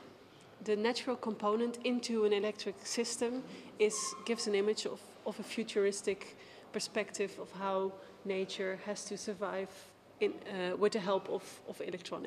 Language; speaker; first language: English; non-native, fluent; Dutch